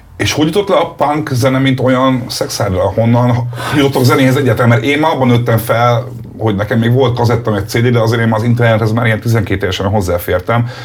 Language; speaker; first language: Hungarian; native; Hungarian